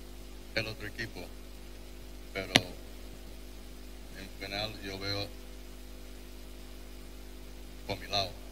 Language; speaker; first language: Spanish; non-native, learner; English